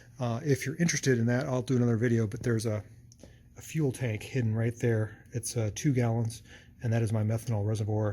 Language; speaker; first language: English; native; English